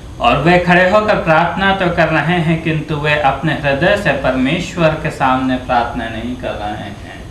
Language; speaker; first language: Hindi; native; Hindi